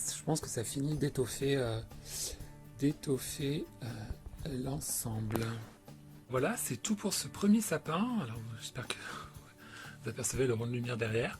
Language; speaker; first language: French; native; French